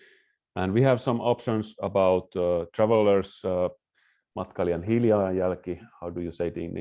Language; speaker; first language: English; non-native, fluent; Finnish